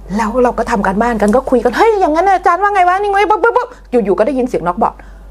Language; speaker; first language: Thai; native; Thai